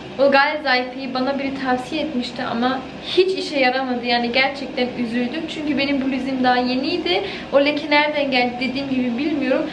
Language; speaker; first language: Turkish; early bilingual, heritage; Turkish